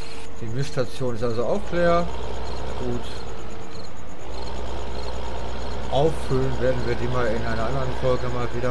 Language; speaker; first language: German; native; German